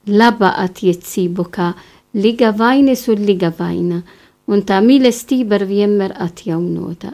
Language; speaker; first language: Latvian; non-native, fluent; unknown